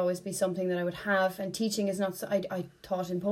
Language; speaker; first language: English; native; English